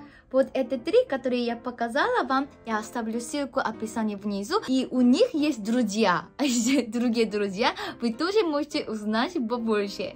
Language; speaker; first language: Russian; non-native, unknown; Korean